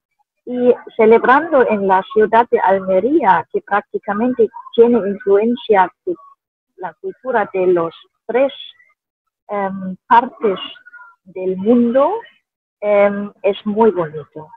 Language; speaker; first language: Spanish; non-native, fluent; German